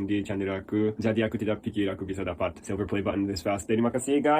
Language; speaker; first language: Indonesian; non-native, learner; Japanese